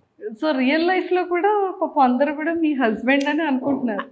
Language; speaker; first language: Telugu; native; Telugu